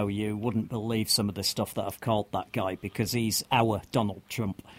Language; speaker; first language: English; native; English